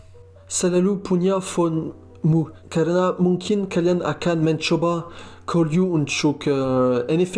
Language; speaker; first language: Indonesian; non-native, learner; French